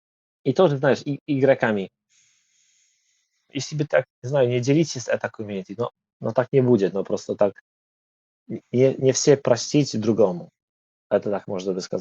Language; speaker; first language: Russian; non-native, learner; Polish